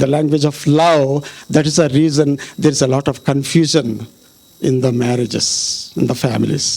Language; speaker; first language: English; non-native, local second language; Telugu